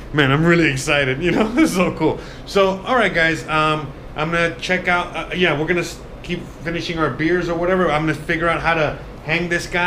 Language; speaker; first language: English; native; English